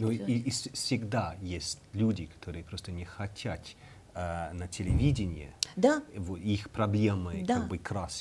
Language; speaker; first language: Russian; non-native, learner; English